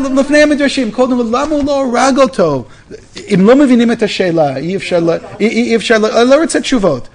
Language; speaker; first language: Hebrew; non-native, fluent; English